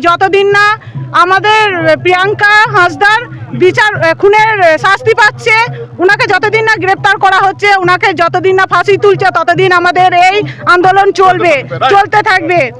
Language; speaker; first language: Bangla; non-native, local second language; Santali